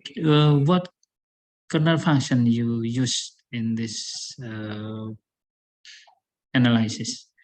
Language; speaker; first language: English; non-native, learner; Indonesian